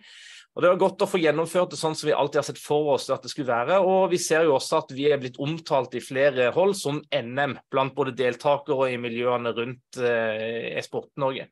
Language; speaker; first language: Norwegian; native; Norwegian